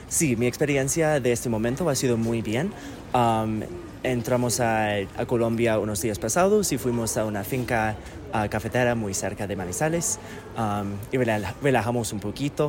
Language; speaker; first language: Spanish; non-native, learner; English